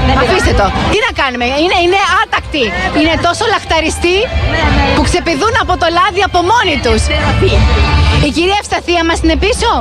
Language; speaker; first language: Greek; native; Greek